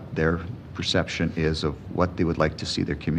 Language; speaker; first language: English; non-native, fluent; Ukrainian